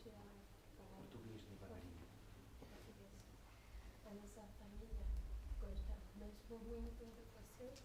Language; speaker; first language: Portuguese; non-native, learner; French